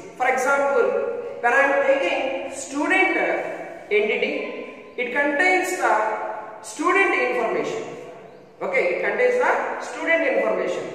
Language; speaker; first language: English; non-native, local second language; Telugu